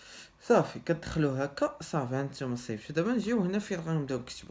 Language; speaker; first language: Arabic; native; Arabic